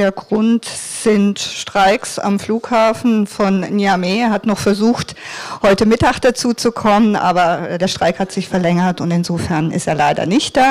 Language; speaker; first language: German; native; German